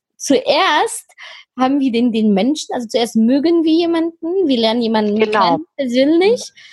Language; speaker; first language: German; non-native, fluent; Polish